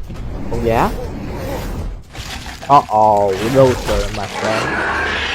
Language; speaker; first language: English; non-native, learner; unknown